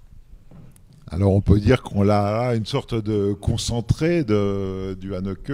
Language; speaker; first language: French; native; French